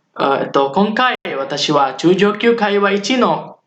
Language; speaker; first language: Japanese; non-native, learner; Indonesian